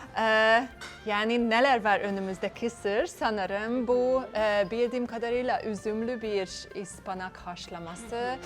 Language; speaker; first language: Turkish; non-native, fluent; Hungarian